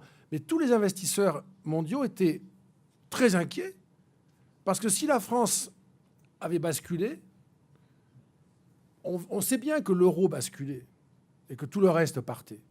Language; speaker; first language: French; native; French